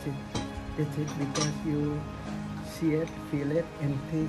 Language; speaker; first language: English; non-native, learner; Balinese